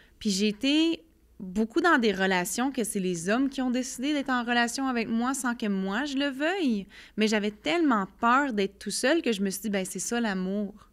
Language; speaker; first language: French; native; French